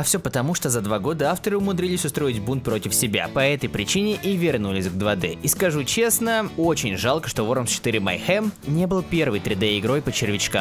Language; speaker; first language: Russian; native; Russian